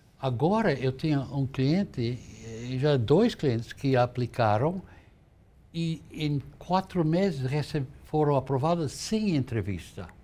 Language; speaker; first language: Portuguese; non-native, fluent; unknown